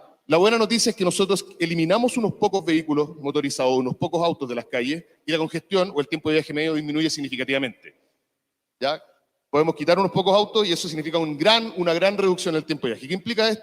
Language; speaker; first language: Spanish; native; Spanish